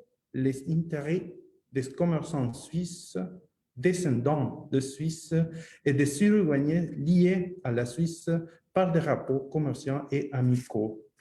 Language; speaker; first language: French; non-native, fluent; Spanish